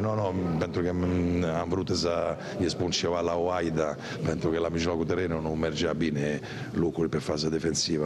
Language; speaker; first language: Romanian; non-native, fluent; Italian